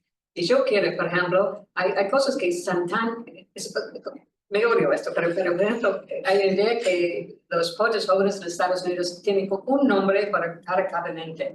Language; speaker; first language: Spanish; non-native, learner; English